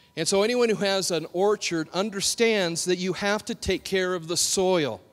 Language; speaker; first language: English; native; English